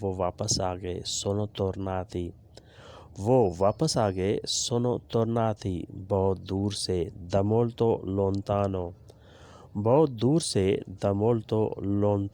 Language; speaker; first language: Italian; non-native, learner; Urdu